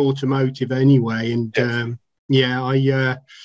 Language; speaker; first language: English; native; English